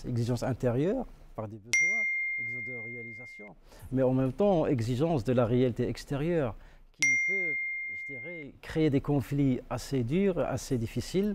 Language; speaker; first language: French; non-native, local second language; Arabic